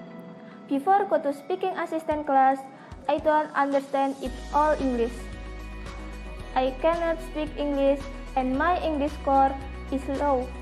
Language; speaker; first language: English; non-native, learner; Indonesian